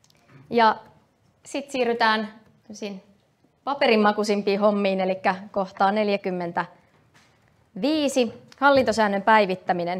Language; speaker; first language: Finnish; native; Finnish